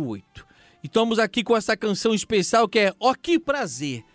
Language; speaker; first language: Portuguese; native; Portuguese